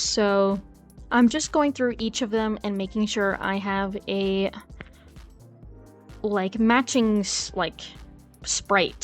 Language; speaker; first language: English; native; English